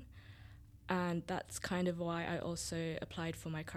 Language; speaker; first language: English; native; English